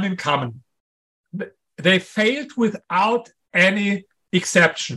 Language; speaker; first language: English; non-native, fluent; German